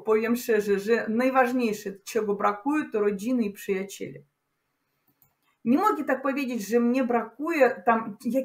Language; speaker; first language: Polish; non-native, learner; Russian